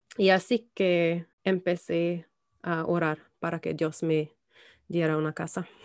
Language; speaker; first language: Spanish; non-native, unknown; German